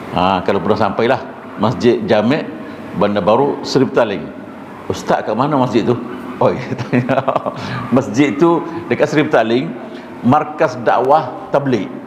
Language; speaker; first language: Malay; early bilingual, heritage; Malay